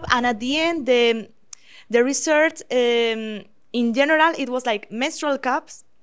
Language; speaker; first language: English; non-native, fluent; Spanish